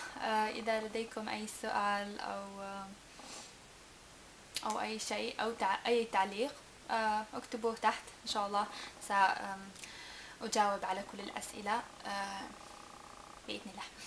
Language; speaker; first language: Arabic; early bilingual, heritage; Italian